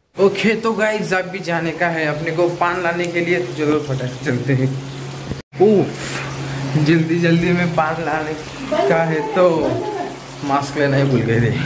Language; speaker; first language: Hindi; non-native, local second language; Marathi